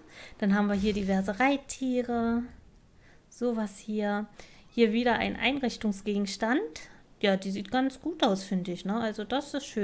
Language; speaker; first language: German; native; German